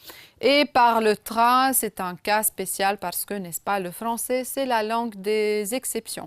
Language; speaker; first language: French; non-native, fluent; Romanian